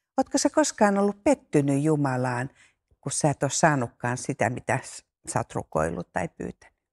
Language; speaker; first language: Finnish; native; Finnish